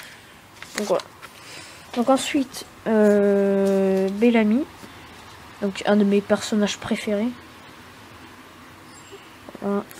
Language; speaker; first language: French; native; French